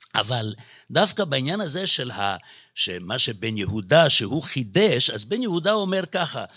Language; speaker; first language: Hebrew; non-native, fluent; Hungarian